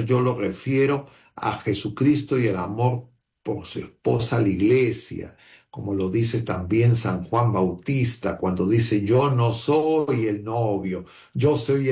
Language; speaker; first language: Spanish; native; Spanish